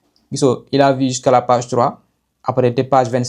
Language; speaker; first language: French; non-native, local second language; Wolof